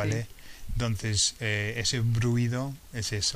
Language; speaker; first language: Spanish; non-native, fluent; English